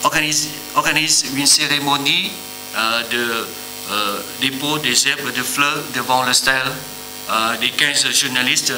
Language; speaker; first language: French; non-native, learner; Vietnamese